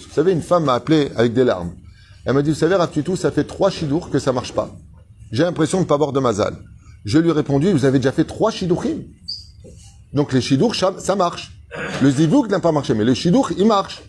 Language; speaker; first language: French; native; French